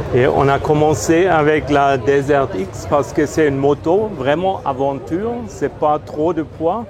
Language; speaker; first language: French; non-native, fluent; German